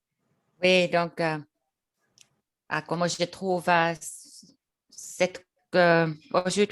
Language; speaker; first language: French; non-native, learner; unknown